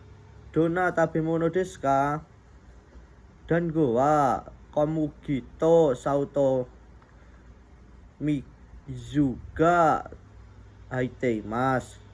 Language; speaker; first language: Japanese; non-native, learner; Indonesian